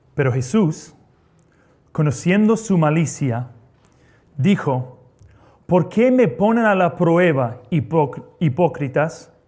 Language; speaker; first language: Spanish; non-native, fluent; English